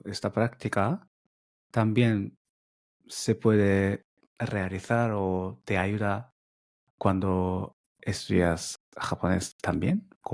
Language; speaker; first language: Spanish; non-native, fluent; Japanese